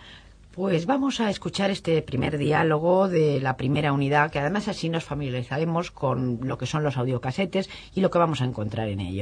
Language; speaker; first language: Spanish; native; Spanish